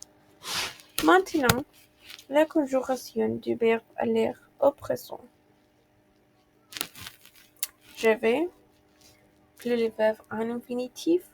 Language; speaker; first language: French; non-native, fluent; Spanish